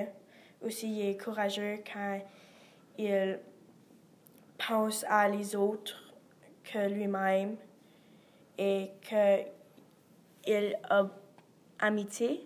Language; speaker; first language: French; non-native, learner; English